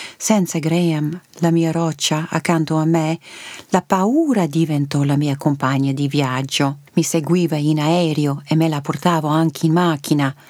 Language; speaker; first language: Italian; early bilingual, heritage; Italian